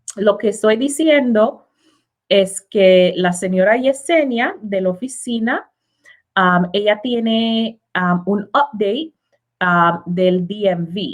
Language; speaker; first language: Spanish; non-native, learner; English